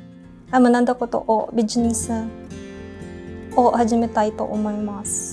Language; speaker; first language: Japanese; non-native, learner; Filipino